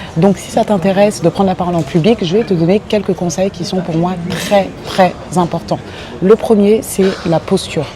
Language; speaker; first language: French; native; French